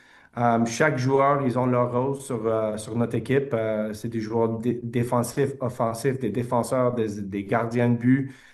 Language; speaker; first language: French; non-native, fluent; English